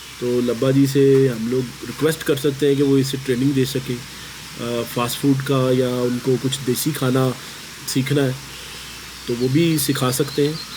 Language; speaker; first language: Urdu; non-native, local second language; Punjabi